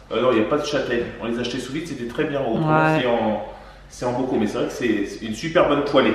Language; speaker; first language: French; native; French